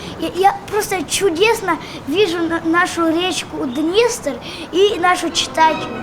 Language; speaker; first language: Russian; non-native, local second language; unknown